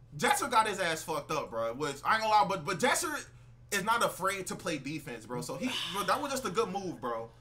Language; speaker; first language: English; native; English